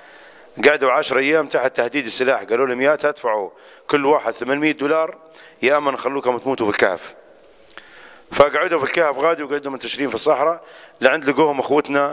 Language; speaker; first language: Arabic; native; Arabic